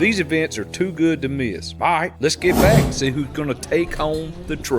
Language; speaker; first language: English; native; English